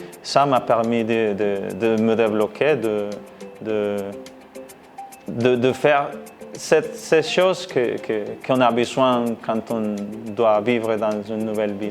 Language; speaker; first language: French; non-native, fluent; Spanish